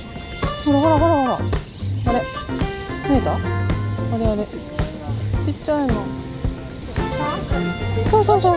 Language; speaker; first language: Japanese; native; Japanese